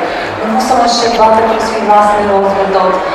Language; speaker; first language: Polish; non-native, learner; Ukrainian